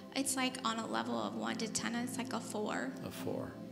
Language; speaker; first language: English; native; English